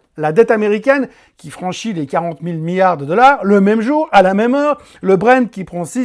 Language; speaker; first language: French; native; French